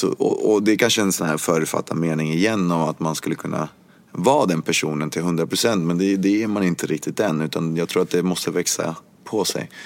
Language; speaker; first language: Swedish; early bilingual, other home language; Spanish